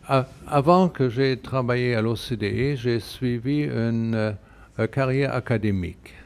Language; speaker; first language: French; non-native, fluent; German